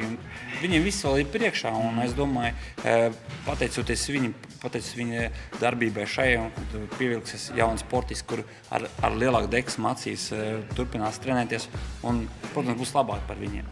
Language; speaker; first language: Latvian; native; Latvian